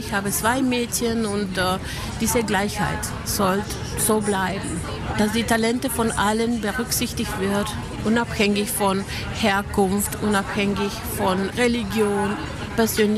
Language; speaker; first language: German; non-native, fluent; Spanish